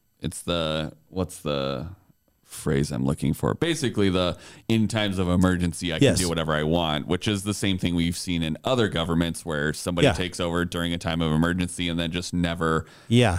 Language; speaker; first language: English; native; English